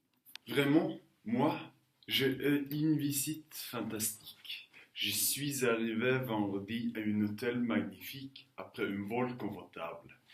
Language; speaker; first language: French; non-native, learner; Norwegian